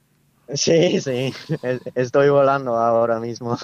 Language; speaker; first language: Spanish; non-native, learner; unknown